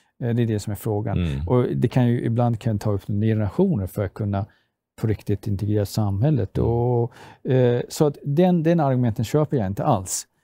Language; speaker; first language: Swedish; non-native, fluent; Persian